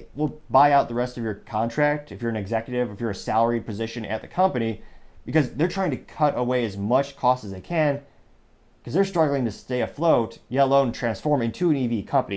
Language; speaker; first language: English; native; English